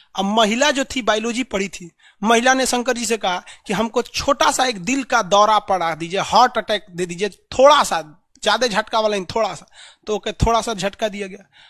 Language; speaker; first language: Hindi; native; Hindi